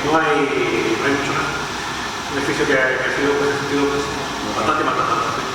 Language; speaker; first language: Spanish; native; Spanish